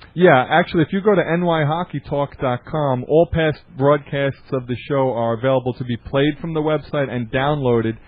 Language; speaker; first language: English; native; English